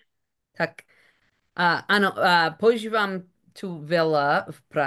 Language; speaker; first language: Slovak; non-native, learner; English